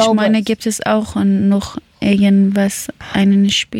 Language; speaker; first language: German; non-native, learner; Persian